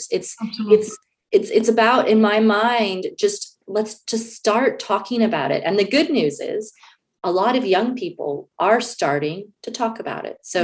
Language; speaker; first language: English; native; English